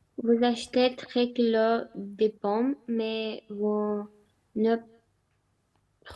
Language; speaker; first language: French; non-native, learner; Romanian